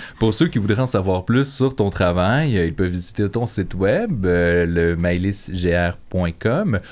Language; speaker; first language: French; native; French